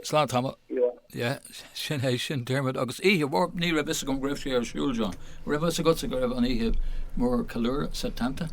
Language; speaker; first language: Irish; non-native, local second language; English